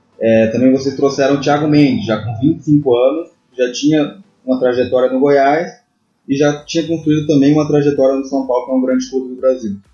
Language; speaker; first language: Portuguese; native; Portuguese